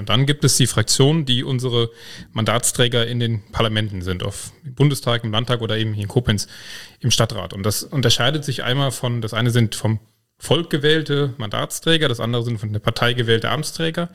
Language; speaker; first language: German; native; German